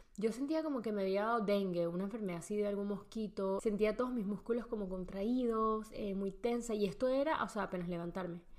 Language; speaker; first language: Spanish; native; Spanish